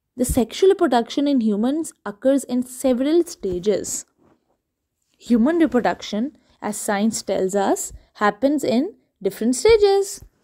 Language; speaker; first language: English; non-native, local second language; Urdu